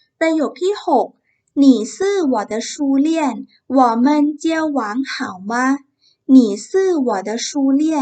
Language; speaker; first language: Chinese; non-native, fluent; Thai